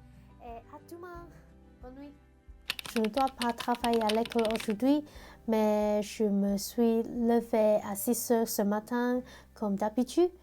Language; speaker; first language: French; non-native, learner; Cantonese